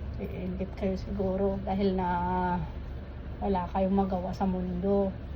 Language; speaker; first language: Filipino; non-native, local second language; Iloko